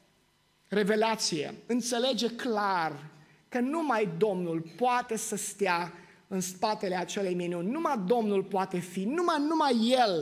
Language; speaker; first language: Romanian; native; Romanian